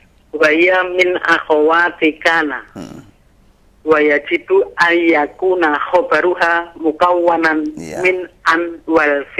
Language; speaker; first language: Arabic; non-native, learner; Indonesian